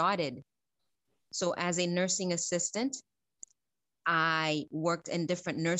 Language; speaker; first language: English; non-native, fluent; Haitian Creole